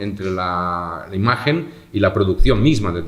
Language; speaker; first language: Spanish; native; Spanish